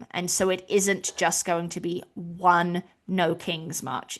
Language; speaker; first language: English; native; English